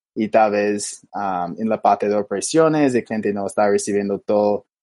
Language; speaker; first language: Spanish; non-native, fluent; English